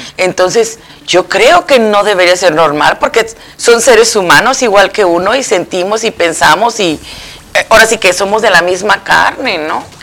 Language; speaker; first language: Spanish; native; Spanish